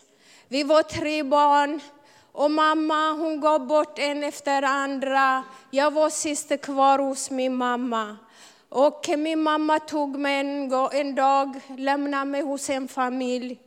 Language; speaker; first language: Swedish; non-native, fluent; Amharic